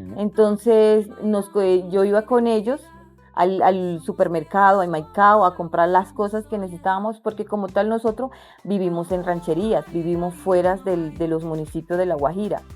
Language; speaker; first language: Spanish; non-native, local second language; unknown